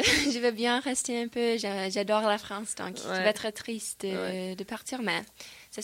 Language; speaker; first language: French; non-native, fluent; English